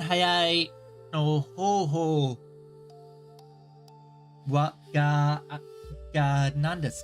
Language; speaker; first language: Japanese; non-native, learner; English